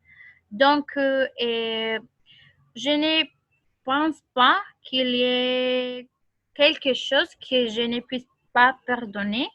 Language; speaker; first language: French; non-native, learner; Spanish